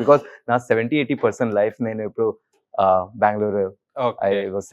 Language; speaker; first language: Telugu; non-native, local second language; Hindi